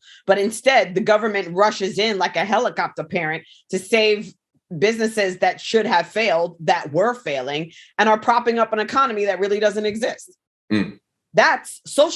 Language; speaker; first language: English; native; English